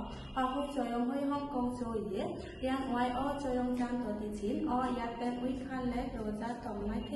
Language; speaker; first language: Cantonese; non-native, learner; Bangla